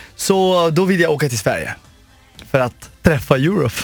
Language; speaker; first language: Swedish; non-native, fluent; Arabic